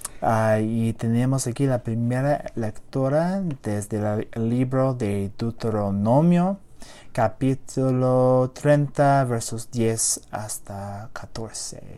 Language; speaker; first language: Spanish; non-native, learner; English